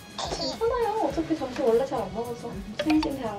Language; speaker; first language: Korean; native; Korean